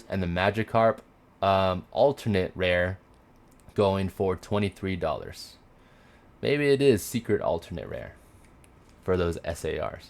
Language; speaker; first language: English; native; English